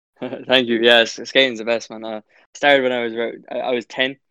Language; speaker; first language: English; native; English